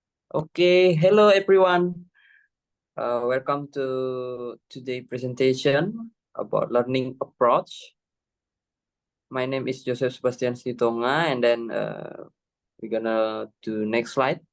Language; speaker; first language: English; non-native, learner; Indonesian